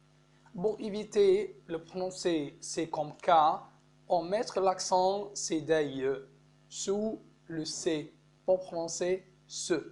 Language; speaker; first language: French; non-native, fluent; Arabic